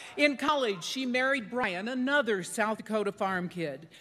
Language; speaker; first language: English; native; English